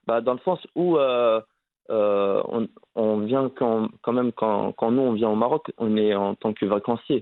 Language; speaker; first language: French; early bilingual, other home language; Arabic